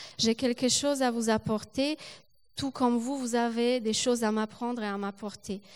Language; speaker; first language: French; non-native, fluent; Polish